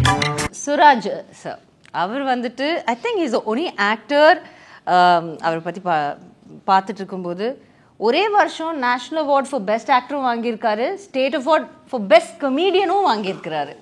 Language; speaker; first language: Tamil; native; Tamil